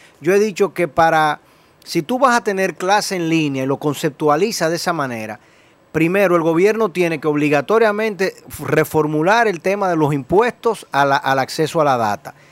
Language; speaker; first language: Spanish; native; Spanish